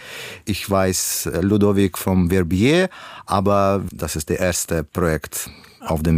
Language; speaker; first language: German; non-native, learner; Russian